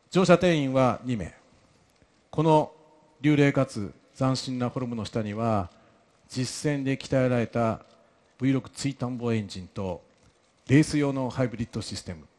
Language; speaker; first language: Japanese; native; Japanese